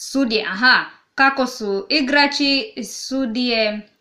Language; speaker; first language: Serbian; non-native, learner; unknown